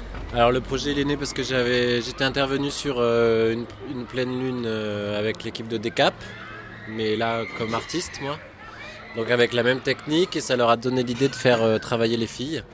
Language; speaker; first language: French; native; French